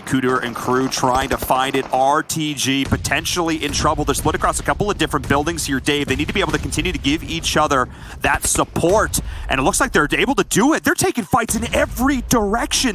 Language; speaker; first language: English; native; English